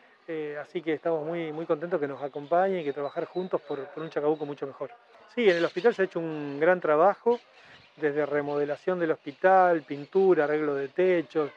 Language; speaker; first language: Spanish; native; Spanish